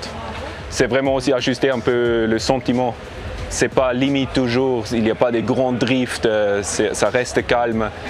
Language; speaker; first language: French; non-native, learner; English